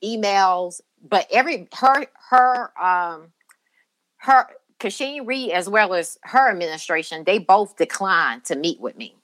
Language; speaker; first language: English; native; English